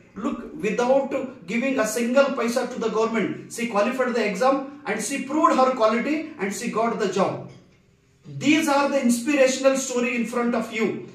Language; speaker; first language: English; non-native, local second language; Marathi